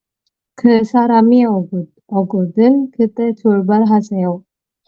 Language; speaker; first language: Korean; non-native, learner; Indonesian